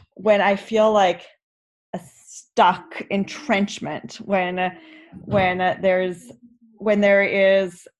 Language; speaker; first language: English; native; English